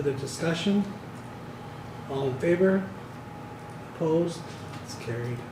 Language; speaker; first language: English; native; English